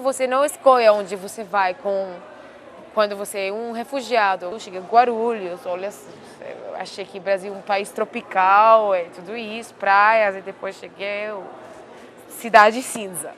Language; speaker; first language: Portuguese; non-native, fluent; Arabic